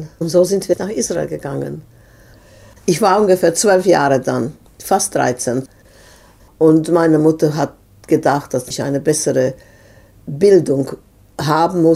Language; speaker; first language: German; non-native, fluent; Serbian